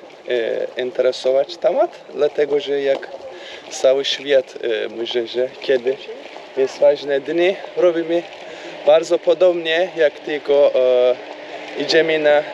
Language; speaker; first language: Polish; non-native, learner; Turkish